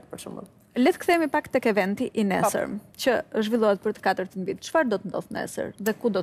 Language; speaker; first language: Albanian; native; Albanian